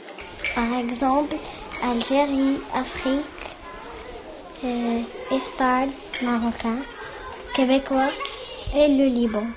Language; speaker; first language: French; early bilingual, other home language; Arabic